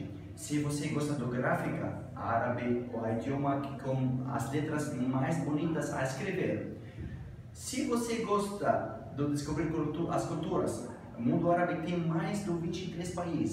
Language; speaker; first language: Portuguese; non-native, learner; Arabic